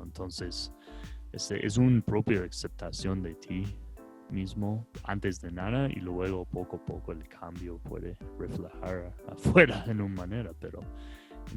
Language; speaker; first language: Spanish; non-native, fluent; English